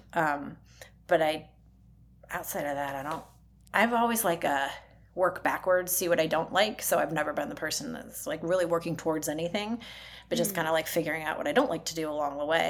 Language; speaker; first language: English; native; English